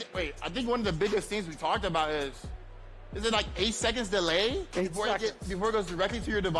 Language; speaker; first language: English; native; English